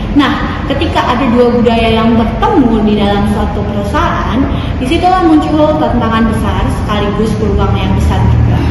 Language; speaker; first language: Indonesian; native; Indonesian